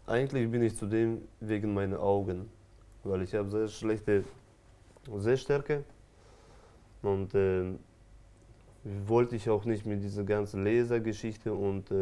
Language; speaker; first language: German; non-native, fluent; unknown